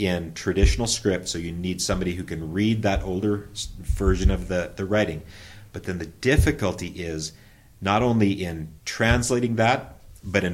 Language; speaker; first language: English; native; English